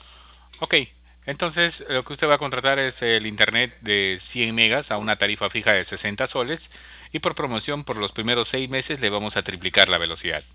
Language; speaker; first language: Spanish; native; Spanish